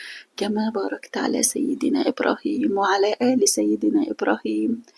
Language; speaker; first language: Arabic; native; Arabic